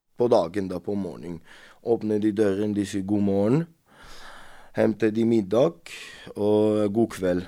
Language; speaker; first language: Norwegian; non-native, fluent; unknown